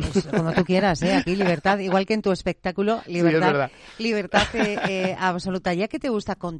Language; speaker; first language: Spanish; native; Spanish